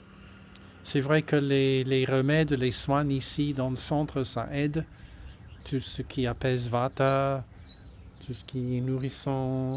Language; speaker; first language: French; non-native, fluent; English